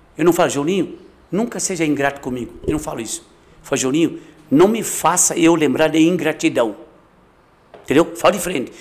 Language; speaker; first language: Portuguese; non-native, fluent; Chinese